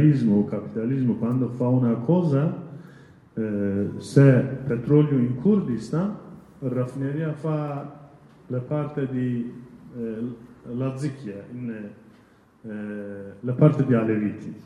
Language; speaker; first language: Italian; non-native, learner; Kurdish